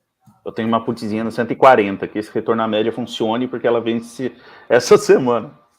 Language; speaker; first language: Portuguese; native; Portuguese